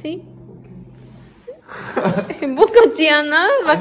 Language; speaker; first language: Spanish; native; Spanish